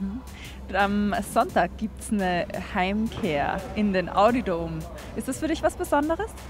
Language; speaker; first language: German; native; German